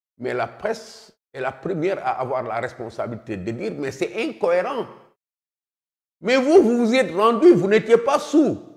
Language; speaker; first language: French; non-native, local second language; Wolof